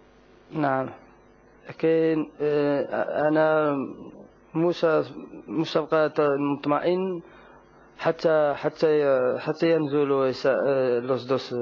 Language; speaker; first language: Spanish; non-native, learner; Arabic